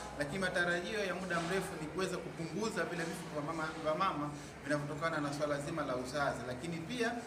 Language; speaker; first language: Swahili; native; Swahili